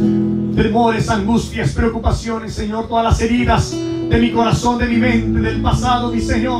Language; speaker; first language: Spanish; native; Spanish